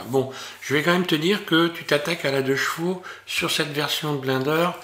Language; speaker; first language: French; native; French